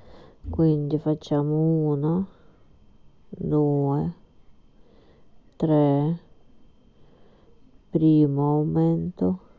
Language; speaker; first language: Italian; non-native, fluent; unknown